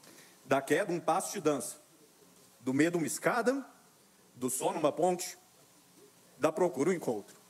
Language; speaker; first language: Portuguese; native; Portuguese